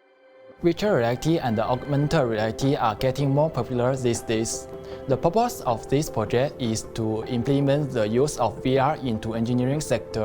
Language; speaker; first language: English; non-native, local second language; Chinese